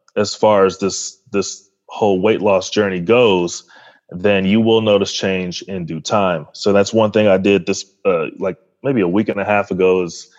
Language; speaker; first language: English; native; English